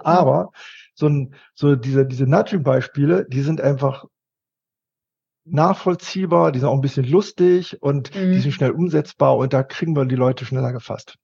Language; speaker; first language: German; native; German